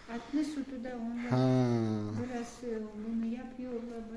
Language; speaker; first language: Turkish; non-native, learner; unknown